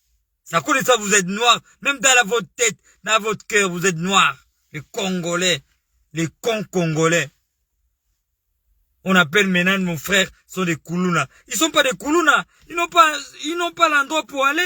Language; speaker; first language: French; non-native, local second language; Lingala